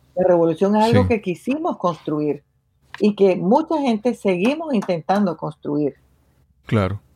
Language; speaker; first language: Spanish; native; Spanish